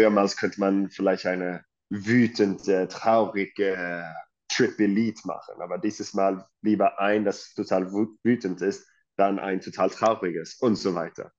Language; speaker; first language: German; non-native, fluent; Swedish